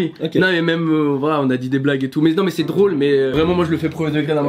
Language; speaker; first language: French; native; French